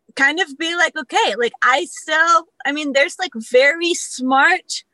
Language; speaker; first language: English; early bilingual, other home language; Spanish